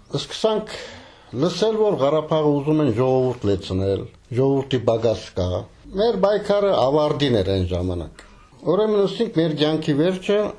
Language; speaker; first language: Armenian; early bilingual, heritage; Armenian